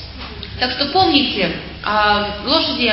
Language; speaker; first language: Russian; native; Russian